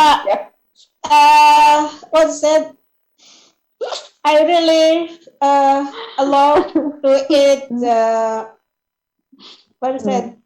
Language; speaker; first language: English; non-native, learner; Indonesian